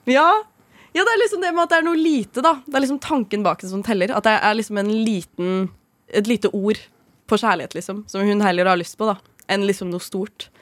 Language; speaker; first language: Norwegian; native; Norwegian